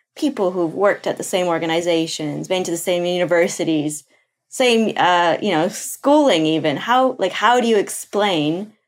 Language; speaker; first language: English; non-native, fluent; Portuguese